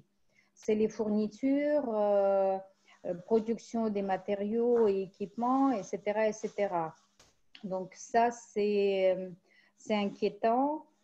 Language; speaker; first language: French; non-native, fluent; Russian